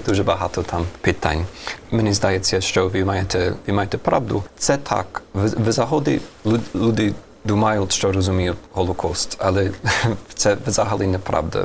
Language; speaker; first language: Ukrainian; non-native, fluent; German